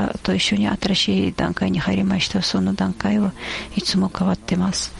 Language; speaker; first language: Japanese; non-native, fluent; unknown